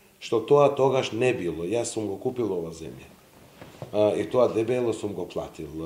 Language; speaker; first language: Macedonian; non-native, local second language; Serbian